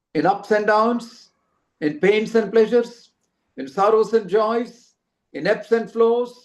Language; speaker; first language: English; non-native, local second language; Telugu